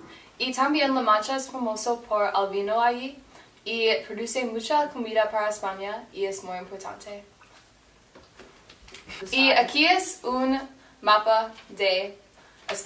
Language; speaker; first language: Spanish; non-native, learner; English